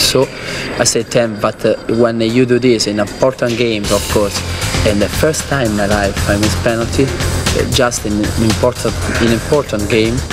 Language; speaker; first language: English; non-native, learner; Italian